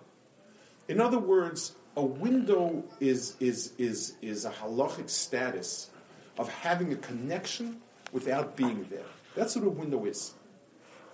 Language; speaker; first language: English; native; English